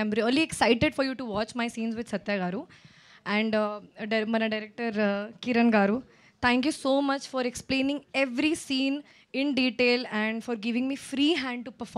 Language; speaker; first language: Telugu; non-native, learner; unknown